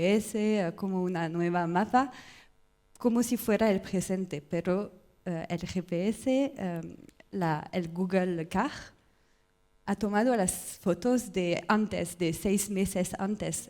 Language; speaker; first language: Spanish; non-native, learner; French